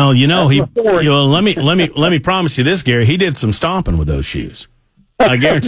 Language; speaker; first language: English; native; English